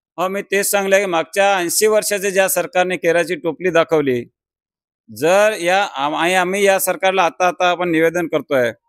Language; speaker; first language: Marathi; non-native, local second language; Lambadi